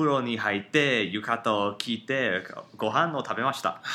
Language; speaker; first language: Japanese; non-native, learner; English